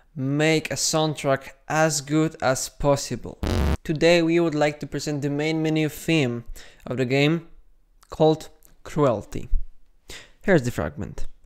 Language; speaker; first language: English; non-native, fluent; Polish